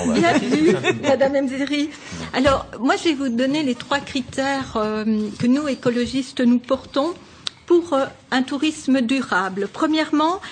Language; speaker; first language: French; native; French